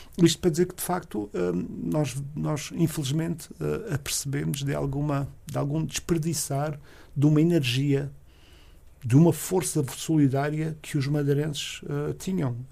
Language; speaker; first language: Portuguese; native; Portuguese